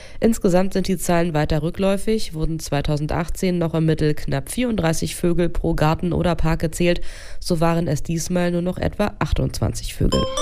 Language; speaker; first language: German; native; German